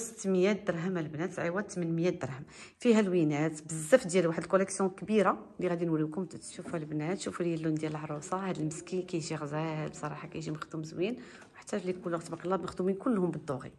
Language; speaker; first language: Arabic; native; Arabic